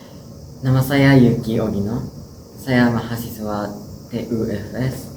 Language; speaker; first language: Indonesian; non-native, learner; Japanese